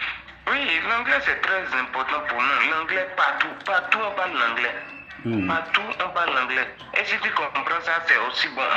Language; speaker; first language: French; non-native, local second language; Fon